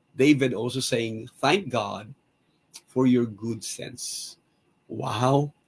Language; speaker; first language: English; non-native, local second language; Filipino